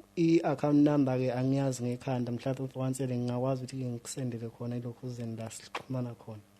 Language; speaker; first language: Zulu; native; Zulu